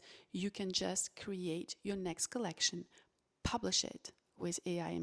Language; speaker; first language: English; non-native, fluent; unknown